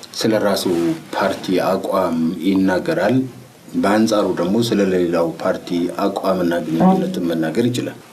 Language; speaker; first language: Amharic; non-native, local second language; Oromo